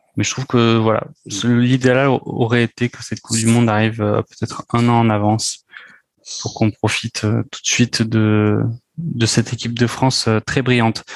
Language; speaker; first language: French; native; French